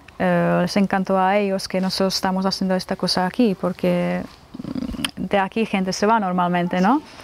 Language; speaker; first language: Spanish; non-native, fluent; Czech